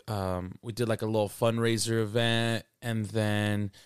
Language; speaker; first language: English; native; English